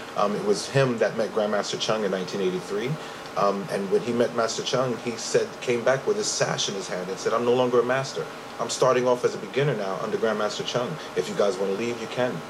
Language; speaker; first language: English; native; English